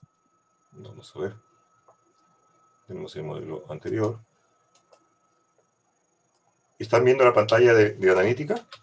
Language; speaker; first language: Spanish; native; Spanish